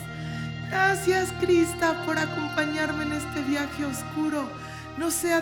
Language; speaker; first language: Spanish; native; Spanish